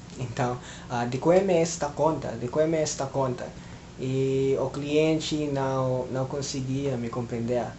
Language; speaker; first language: Portuguese; non-native, fluent; Filipino